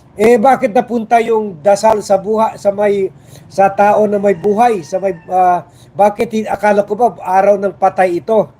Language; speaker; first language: Filipino; non-native, local second language; Chavacano